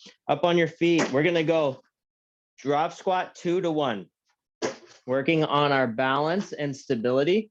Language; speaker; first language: English; native; English